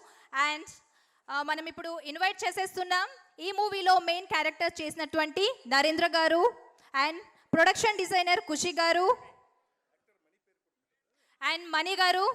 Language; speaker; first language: Telugu; native; Telugu